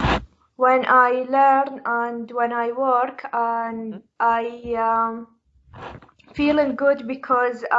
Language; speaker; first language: English; non-native, learner; Arabic